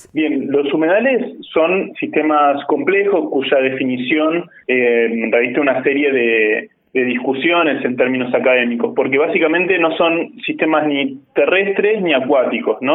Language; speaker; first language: Spanish; native; Spanish